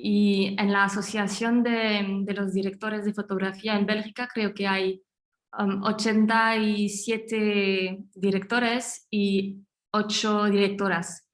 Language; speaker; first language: Spanish; non-native, fluent; French